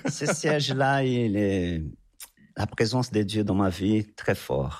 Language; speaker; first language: French; non-native, fluent; Portuguese